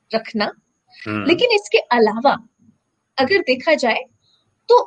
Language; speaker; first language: Hindi; native; Hindi